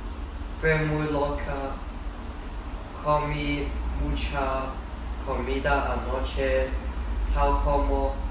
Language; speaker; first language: Spanish; non-native, learner; English